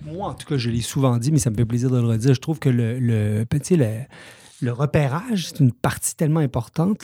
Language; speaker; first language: French; native; French